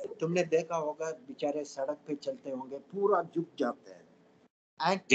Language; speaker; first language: Hindi; non-native, local second language; Tamil